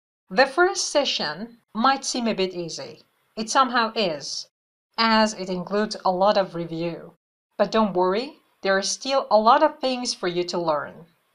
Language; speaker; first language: English; non-native, fluent; Persian